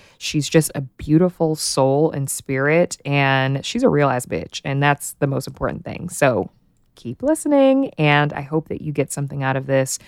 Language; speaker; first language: English; native; English